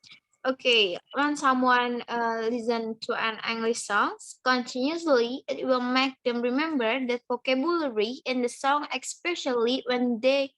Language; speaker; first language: English; non-native, learner; Indonesian